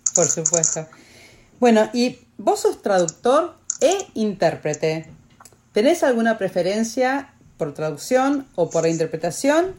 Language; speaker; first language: Spanish; native; Spanish